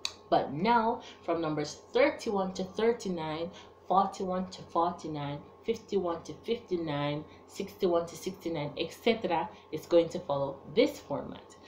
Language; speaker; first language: English; native; English